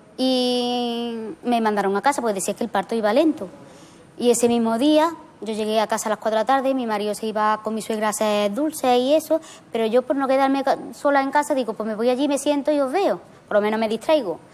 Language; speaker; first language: Spanish; native; Spanish